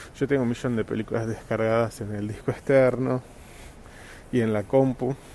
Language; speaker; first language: Spanish; non-native, fluent; Portuguese